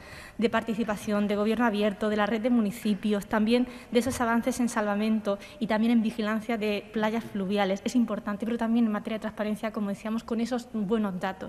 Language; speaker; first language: Spanish; native; Spanish